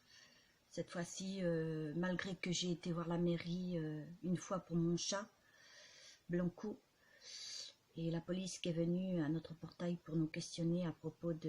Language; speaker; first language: French; native; French